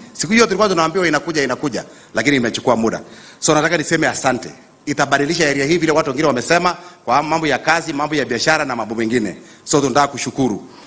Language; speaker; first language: Swahili; non-native, local second language; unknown